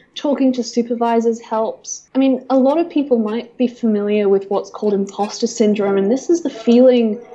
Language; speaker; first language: English; native; English